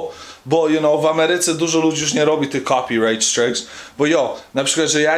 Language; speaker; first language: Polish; early bilingual, heritage; Polish